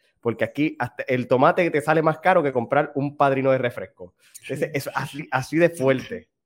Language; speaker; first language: Spanish; native; Spanish